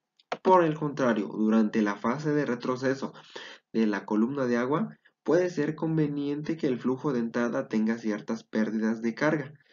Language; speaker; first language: Spanish; native; Spanish